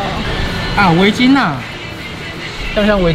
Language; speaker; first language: Chinese; native; Chinese